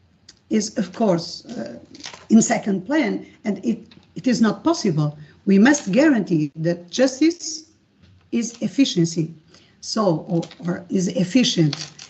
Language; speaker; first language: English; non-native, learner; Portuguese